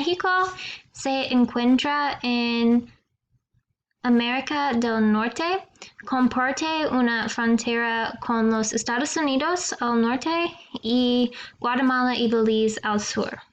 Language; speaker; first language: Spanish; non-native, learner; English